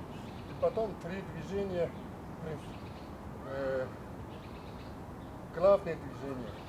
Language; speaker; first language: Russian; non-native, learner; Chinese